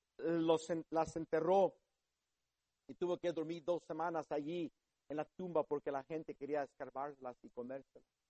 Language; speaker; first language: Spanish; early bilingual, heritage; Spanish